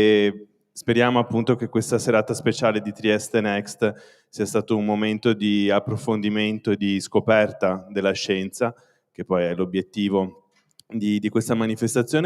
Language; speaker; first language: Italian; native; Italian